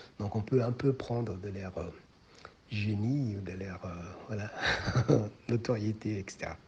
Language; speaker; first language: French; non-native, local second language; Somali